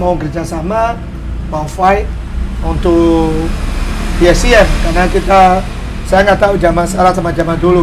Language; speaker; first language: Indonesian; non-native, fluent; English